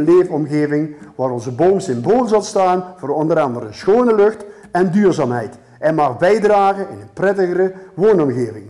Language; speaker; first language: Dutch; native; Dutch